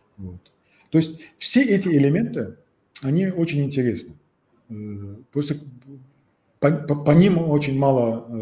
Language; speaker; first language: Russian; non-native, local second language; Azerbaijani